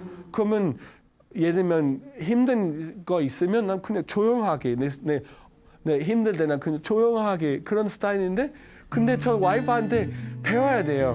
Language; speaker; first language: Korean; non-native, learner; Danish